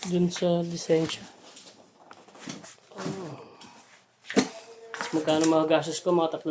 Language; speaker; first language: Filipino; native; Filipino